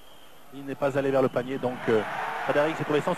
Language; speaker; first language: French; native; French